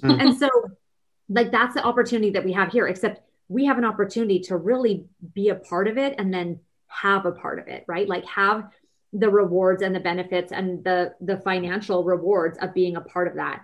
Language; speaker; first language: English; native; English